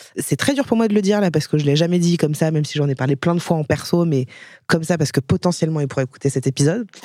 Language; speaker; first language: French; native; French